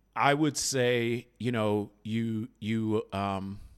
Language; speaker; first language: English; native; English